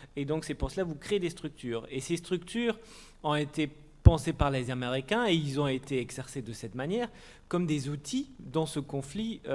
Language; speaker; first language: French; non-native, fluent; German